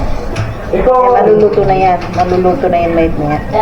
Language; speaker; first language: Filipino; native; Filipino